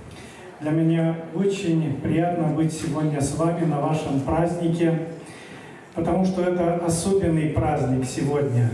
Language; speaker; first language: Russian; non-native, local second language; Romanian